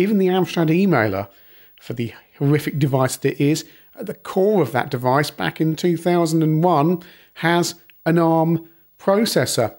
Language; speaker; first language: English; native; English